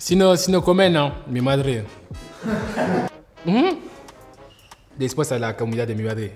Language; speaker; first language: Spanish; non-native, learner; French